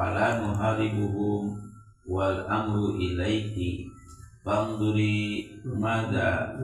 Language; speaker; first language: Arabic; non-native, learner; Indonesian